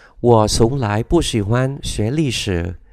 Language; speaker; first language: Chinese; non-native, fluent; Vietnamese